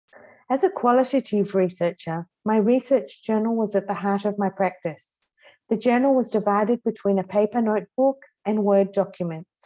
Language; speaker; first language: English; non-native, fluent; Hebrew